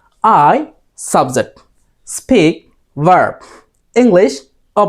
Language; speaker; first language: English; non-native, fluent; Bangla